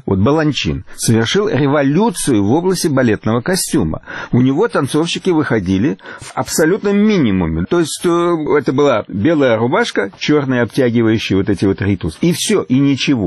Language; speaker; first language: Russian; native; Russian